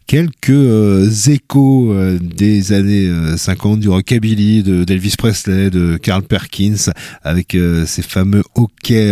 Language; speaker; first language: French; native; French